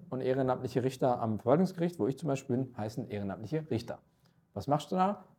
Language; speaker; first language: German; early bilingual, other home language; Turkish